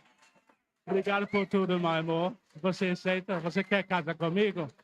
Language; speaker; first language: Portuguese; non-native, fluent; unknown